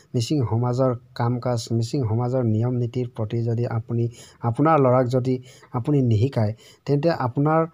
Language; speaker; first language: Assamese; non-native, local second language; Mising